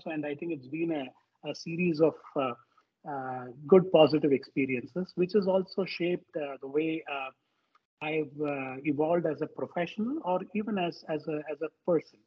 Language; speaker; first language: English; non-native, local second language; Tamil